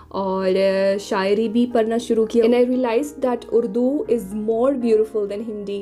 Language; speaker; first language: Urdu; non-native, fluent; Arabic